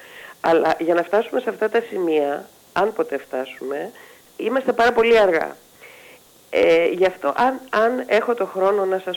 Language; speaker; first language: Greek; native; Greek